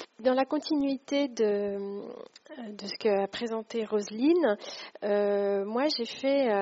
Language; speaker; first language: French; native; French